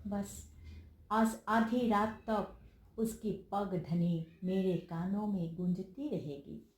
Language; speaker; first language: Hindi; non-native, local second language; Assamese